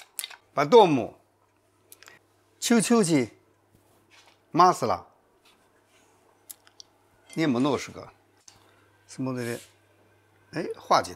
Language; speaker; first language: Russian; non-native, learner; Chinese